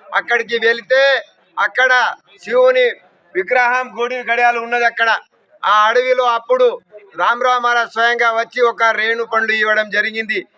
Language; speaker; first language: Telugu; non-native, local second language; Lambadi